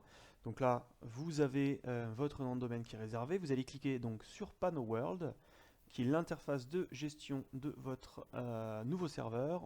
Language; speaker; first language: French; native; French